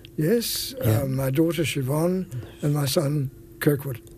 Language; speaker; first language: English; native; English